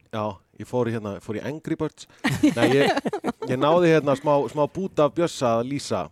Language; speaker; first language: Icelandic; native; Icelandic